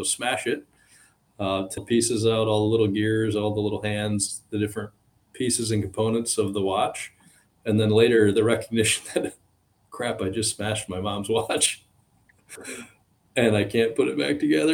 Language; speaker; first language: English; native; English